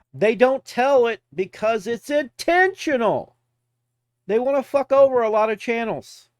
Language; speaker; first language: English; native; English